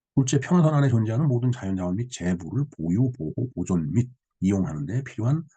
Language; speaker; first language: Korean; native; Korean